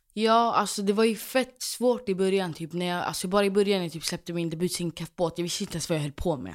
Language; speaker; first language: Swedish; native; Swedish